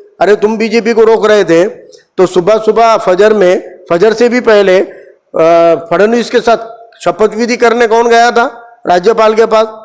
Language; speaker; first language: Hindi; non-native, local second language; Urdu